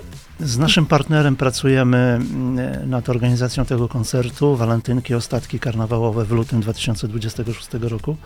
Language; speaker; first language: Polish; native; Polish